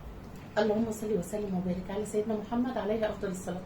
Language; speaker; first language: Arabic; native; Arabic